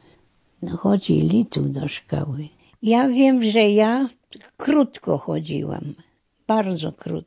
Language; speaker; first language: Polish; non-native, local second language; German